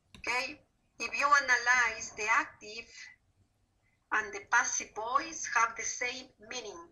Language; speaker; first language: English; non-native, fluent; Spanish